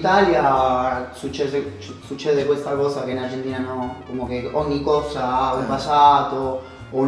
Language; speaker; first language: Italian; non-native, learner; Spanish